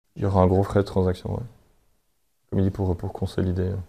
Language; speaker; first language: French; native; French